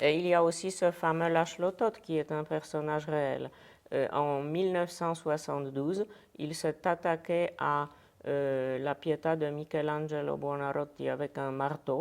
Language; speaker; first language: French; non-native, fluent; Polish